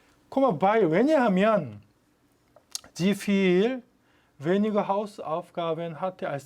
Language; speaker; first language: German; non-native, fluent; Korean